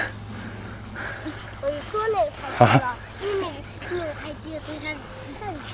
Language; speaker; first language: Chinese; early bilingual, heritage; Chinese